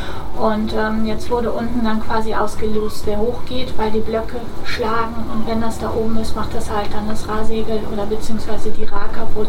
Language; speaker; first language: German; native; German